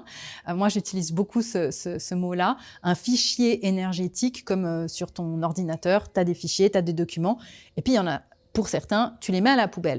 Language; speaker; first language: French; native; French